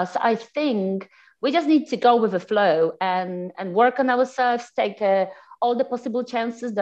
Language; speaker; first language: English; non-native, fluent; Polish